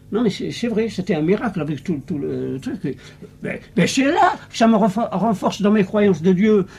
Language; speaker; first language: French; non-native, local second language; Arabic